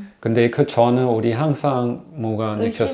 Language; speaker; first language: Korean; non-native, fluent; German